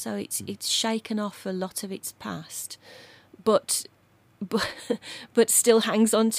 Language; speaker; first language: English; native; English